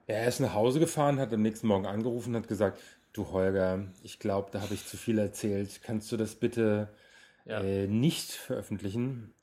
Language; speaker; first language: German; native; German